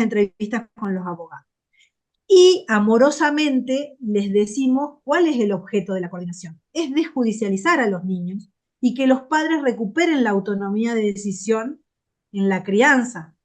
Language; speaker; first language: Spanish; native; Spanish